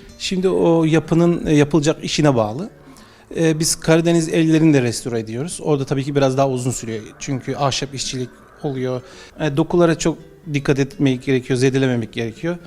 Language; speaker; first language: Turkish; early bilingual, heritage; Turkish